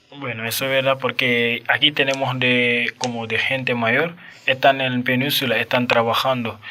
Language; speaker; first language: Spanish; non-native, learner; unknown